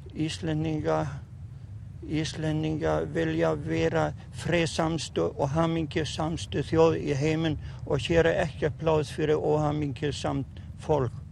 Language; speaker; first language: Icelandic; non-native, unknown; German